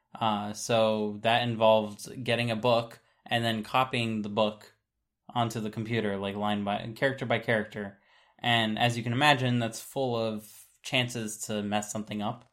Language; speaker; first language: English; native; English